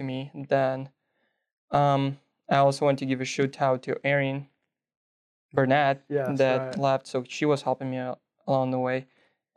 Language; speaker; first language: English; non-native, fluent; Russian